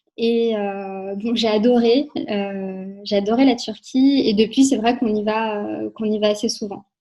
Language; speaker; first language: French; native; French